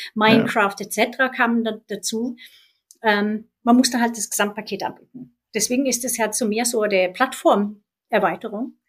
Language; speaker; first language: German; non-native, fluent; Swedish